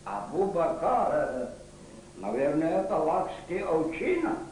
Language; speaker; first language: Russian; non-native, local second language; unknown